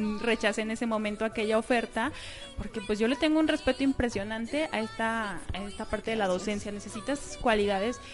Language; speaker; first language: Spanish; native; Spanish